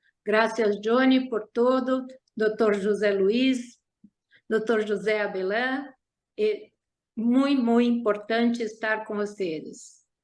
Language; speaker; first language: Spanish; non-native, learner; Portuguese